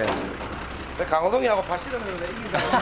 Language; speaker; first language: Korean; native; Korean